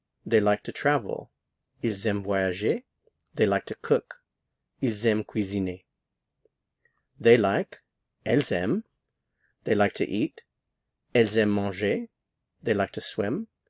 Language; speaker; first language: English; native; English